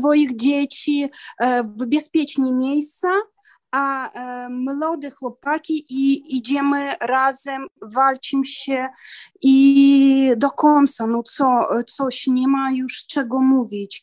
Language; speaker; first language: Polish; non-native, learner; Ukrainian